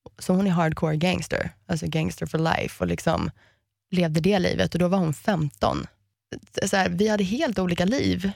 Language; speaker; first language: Swedish; early bilingual, heritage; Swedish